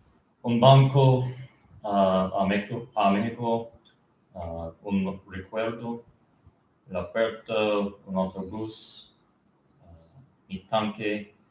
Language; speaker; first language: Spanish; non-native, learner; English